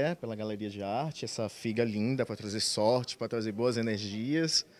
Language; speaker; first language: Portuguese; native; Portuguese